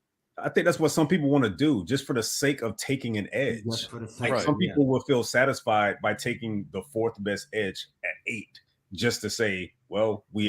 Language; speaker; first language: English; native; English